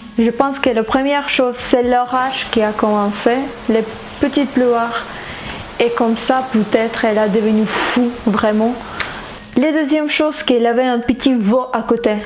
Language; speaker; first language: French; non-native, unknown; Ukrainian